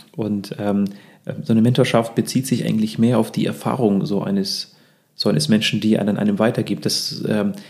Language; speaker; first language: German; early bilingual, other home language; Russian